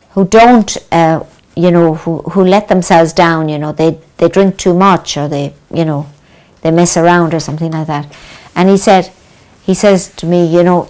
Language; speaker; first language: English; native; English